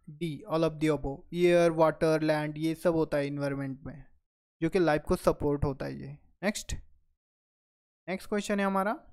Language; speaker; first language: Hindi; non-native, local second language; Marathi